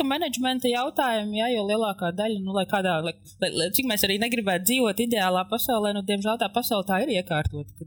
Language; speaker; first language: Latvian; native; Latvian